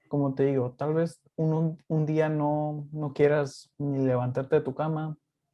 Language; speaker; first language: Spanish; native; Spanish